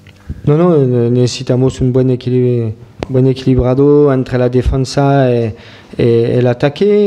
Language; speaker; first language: Spanish; non-native, fluent; French